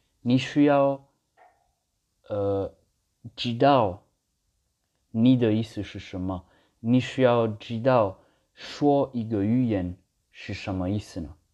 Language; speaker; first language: Chinese; non-native, learner; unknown